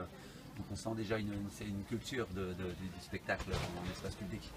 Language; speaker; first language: French; native; French